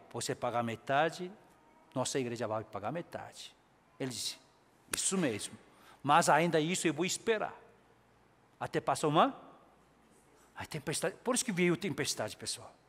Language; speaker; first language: Portuguese; non-native, fluent; Korean